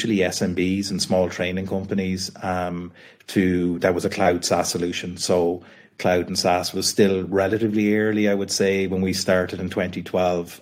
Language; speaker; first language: English; native; English